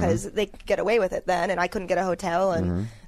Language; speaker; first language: English; native; English